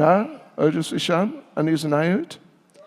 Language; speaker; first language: Russian; non-native, learner; English